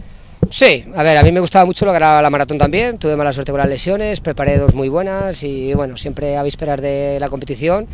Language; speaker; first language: Spanish; native; Spanish